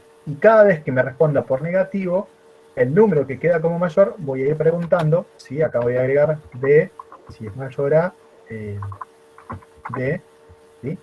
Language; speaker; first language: Spanish; native; Spanish